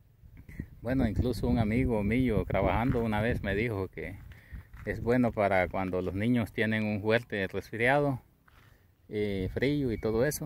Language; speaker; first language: Spanish; native; Spanish